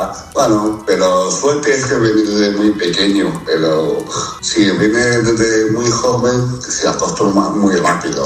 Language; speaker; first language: Spanish; non-native, fluent; Chinese